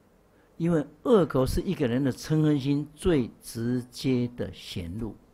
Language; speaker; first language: Chinese; native; Chinese